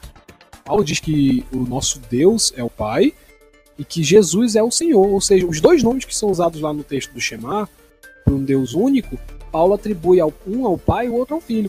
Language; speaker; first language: Portuguese; native; Portuguese